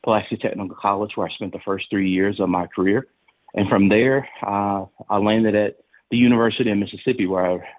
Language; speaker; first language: English; native; English